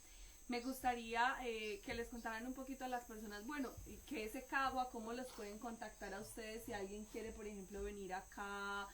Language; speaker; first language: Spanish; native; Spanish